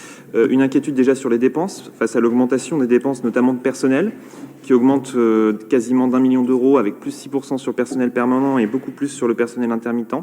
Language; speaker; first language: French; native; French